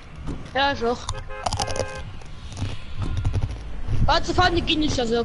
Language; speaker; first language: German; non-native, local second language; Luxembourgish